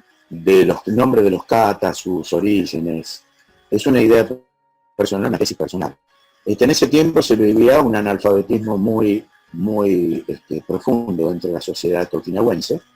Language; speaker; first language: Spanish; native; Spanish